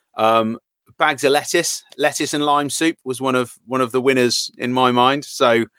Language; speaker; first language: English; native; English